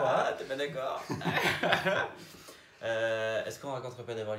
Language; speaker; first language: French; native; French